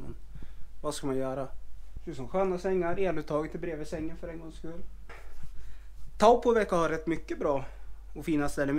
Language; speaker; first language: Swedish; native; Swedish